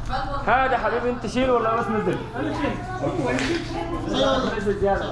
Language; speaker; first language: Arabic; non-native, learner; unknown